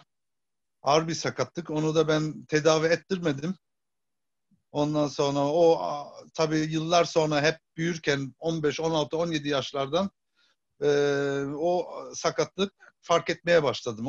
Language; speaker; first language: Turkish; early bilingual, heritage; Turkish